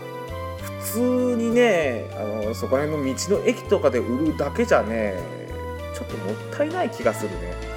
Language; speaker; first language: Japanese; native; Japanese